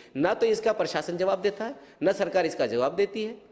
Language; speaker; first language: Hindi; native; Hindi